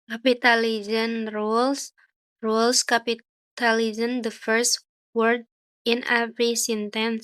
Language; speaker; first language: English; non-native, learner; Indonesian